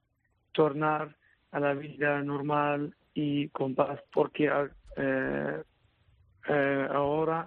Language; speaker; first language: Spanish; non-native, learner; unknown